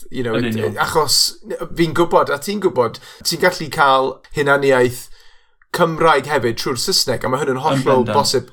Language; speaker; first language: Welsh; non-native, local second language; English